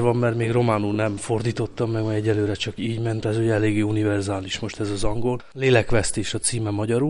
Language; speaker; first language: Hungarian; native; Hungarian